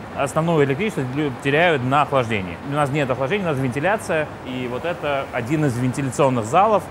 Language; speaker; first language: Russian; native; Russian